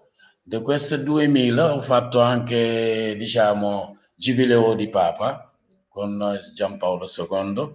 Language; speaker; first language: Italian; non-native, learner; Wolof